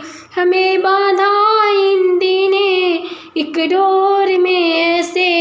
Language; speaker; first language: Hindi; native; Hindi